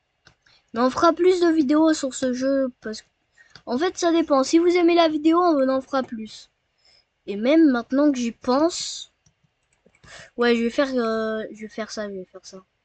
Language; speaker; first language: French; native; French